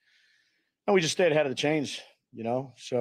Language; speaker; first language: English; native; English